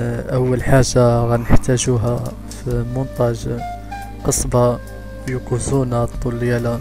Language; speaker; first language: Arabic; native; Arabic